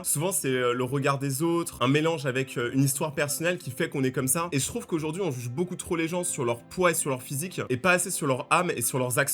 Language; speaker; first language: French; native; French